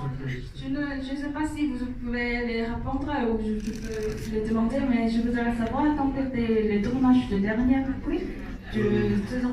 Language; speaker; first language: French; non-native, learner; Korean